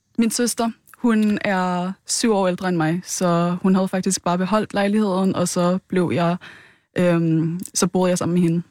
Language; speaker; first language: Danish; early bilingual, other home language; Vietnamese